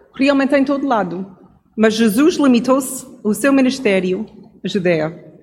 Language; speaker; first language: Portuguese; non-native, fluent; English